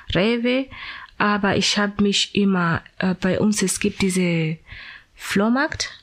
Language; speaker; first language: German; non-native, fluent; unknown